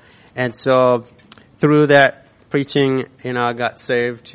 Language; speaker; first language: English; non-native, local second language; Nyanja